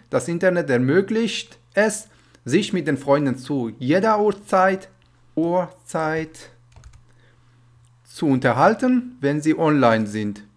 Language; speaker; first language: German; non-native, fluent; Persian